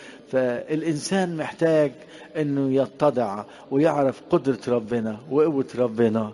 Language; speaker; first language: Arabic; native; Arabic